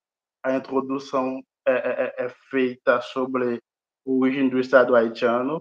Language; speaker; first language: Portuguese; non-native, fluent; Haitian Creole